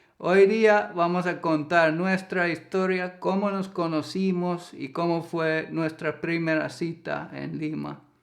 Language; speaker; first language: Spanish; non-native, fluent; Finnish